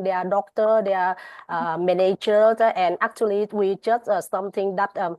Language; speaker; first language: English; non-native, fluent; Vietnamese